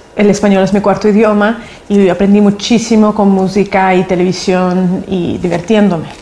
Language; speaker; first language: Spanish; non-native, fluent; Russian